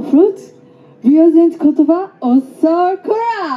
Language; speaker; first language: German; non-native, learner; Korean